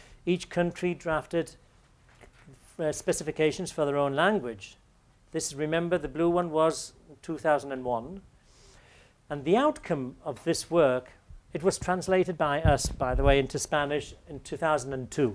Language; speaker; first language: English; native; English